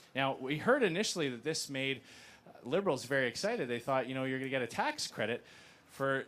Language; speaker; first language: English; native; English